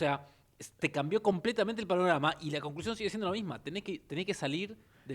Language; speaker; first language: Spanish; native; Spanish